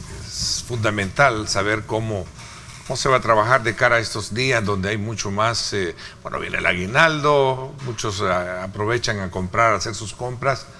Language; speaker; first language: Spanish; native; Spanish